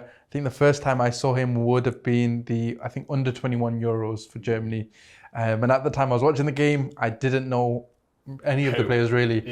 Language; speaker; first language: English; native; English